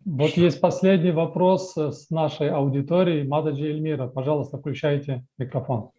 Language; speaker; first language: Russian; native; Russian